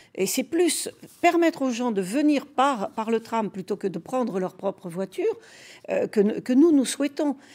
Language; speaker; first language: French; native; French